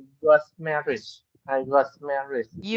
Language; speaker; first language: English; non-native, learner; Vietnamese